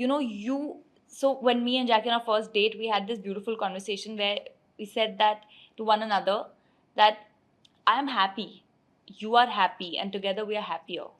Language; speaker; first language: English; non-native, local second language; Hindi